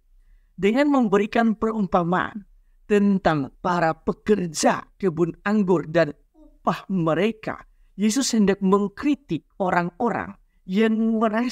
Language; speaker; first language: Indonesian; native; Indonesian